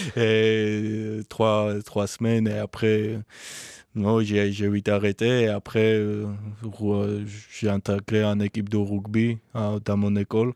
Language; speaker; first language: French; non-native, learner; Georgian